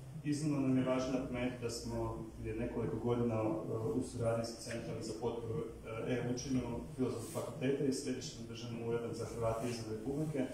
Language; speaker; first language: Croatian; native; Croatian